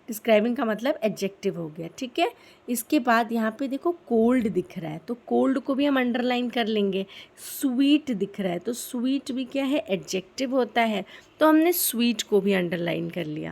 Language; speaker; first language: Hindi; native; Hindi